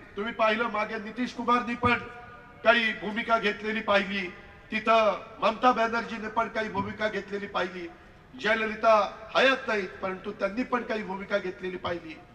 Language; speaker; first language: Marathi; native; Marathi